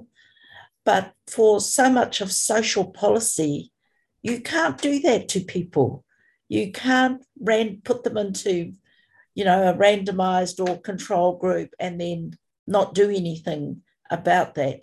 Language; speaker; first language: English; native; English